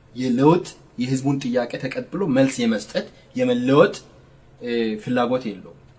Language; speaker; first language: Amharic; non-native, local second language; Sidamo